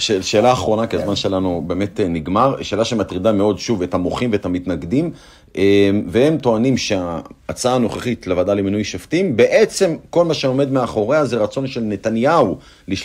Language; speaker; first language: Hebrew; native; Hebrew